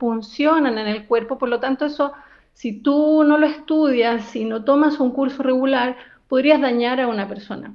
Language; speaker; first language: Spanish; native; Spanish